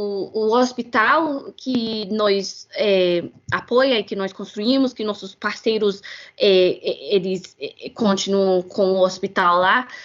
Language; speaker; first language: Portuguese; non-native, fluent; English